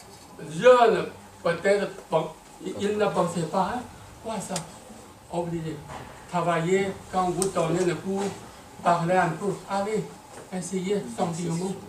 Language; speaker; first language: French; non-native, learner; Chinese